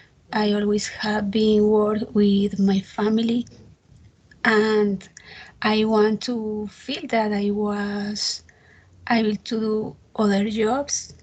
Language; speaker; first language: English; non-native, learner; Spanish